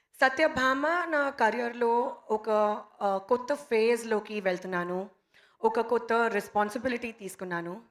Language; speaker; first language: Telugu; non-native, local second language; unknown